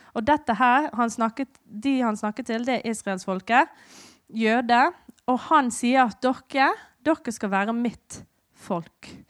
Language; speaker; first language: Norwegian; non-native, fluent; English